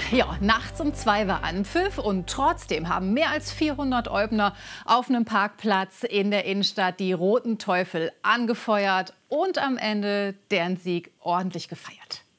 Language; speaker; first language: German; native; German